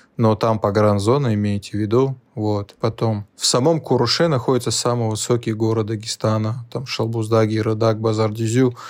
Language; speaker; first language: Russian; non-native, local second language; Lezghian